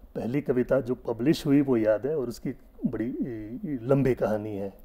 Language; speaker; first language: Hindi; non-native, local second language; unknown